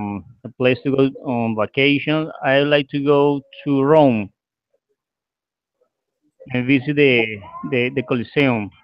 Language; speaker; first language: English; non-native, learner; Spanish